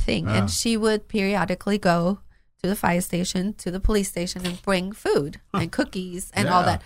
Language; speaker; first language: English; non-native, fluent; German